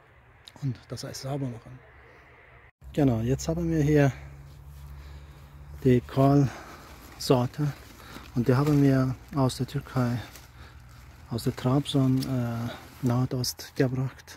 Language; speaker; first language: German; non-native, fluent; Turkish